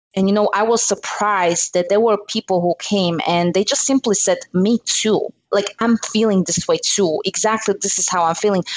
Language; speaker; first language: English; non-native, fluent; Slovak